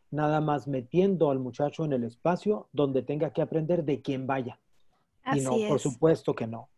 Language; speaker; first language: Spanish; native; Spanish